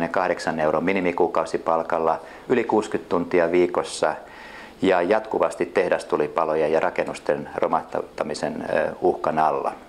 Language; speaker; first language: Finnish; native; Finnish